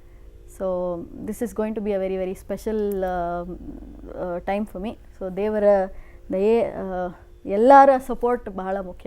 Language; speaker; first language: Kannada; native; Kannada